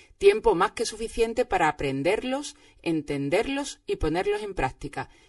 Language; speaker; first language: Spanish; native; Spanish